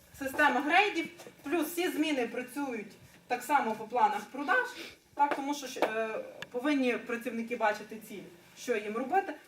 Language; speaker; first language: Ukrainian; native; Ukrainian